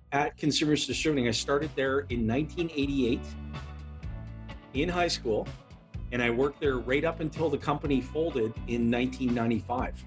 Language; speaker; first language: English; native; English